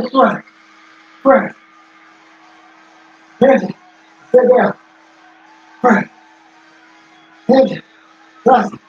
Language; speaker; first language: English; native; English